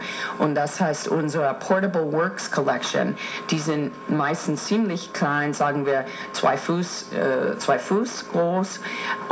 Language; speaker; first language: German; non-native, fluent; English